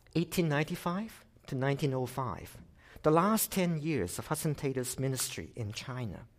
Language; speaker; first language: English; non-native, local second language; Cantonese